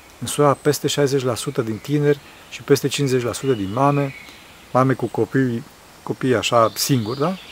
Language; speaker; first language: Romanian; early bilingual, heritage; Romanian